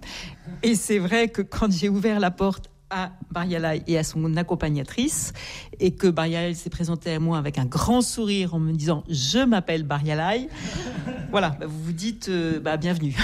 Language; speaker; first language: French; native; French